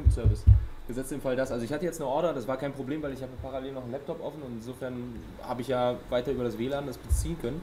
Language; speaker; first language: German; native; German